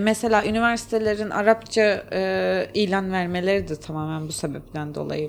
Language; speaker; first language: Turkish; native; Turkish